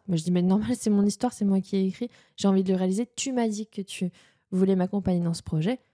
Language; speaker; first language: French; native; French